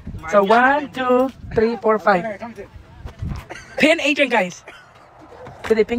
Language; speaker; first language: English; early bilingual, other home language; Spanish